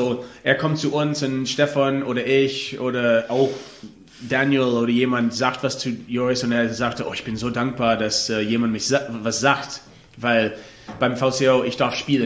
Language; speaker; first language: German; non-native, learner; English